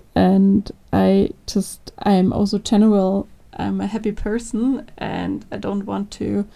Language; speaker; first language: English; non-native, fluent; German